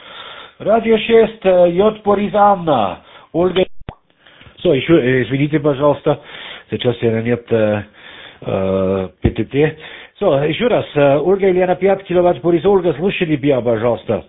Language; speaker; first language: Russian; non-native, learner; German